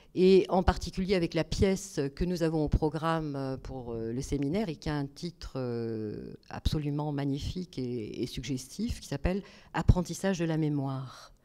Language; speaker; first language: French; native; French